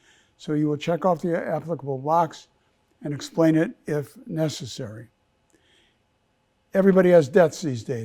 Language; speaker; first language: English; native; English